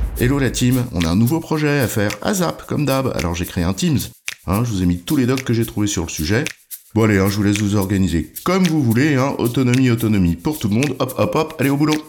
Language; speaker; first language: French; native; French